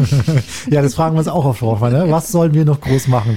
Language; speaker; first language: German; native; German